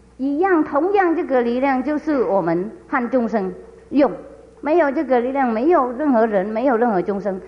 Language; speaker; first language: Chinese; non-native, fluent; Vietnamese